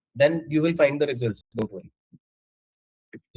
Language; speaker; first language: Hindi; native; Hindi